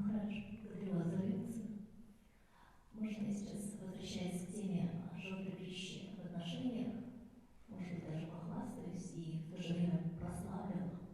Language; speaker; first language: Russian; native; Russian